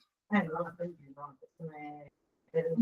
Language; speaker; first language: Italian; non-native, fluent; Portuguese